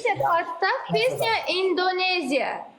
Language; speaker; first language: Russian; non-native, learner; Uzbek